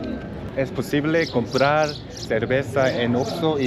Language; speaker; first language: Spanish; non-native, learner; Korean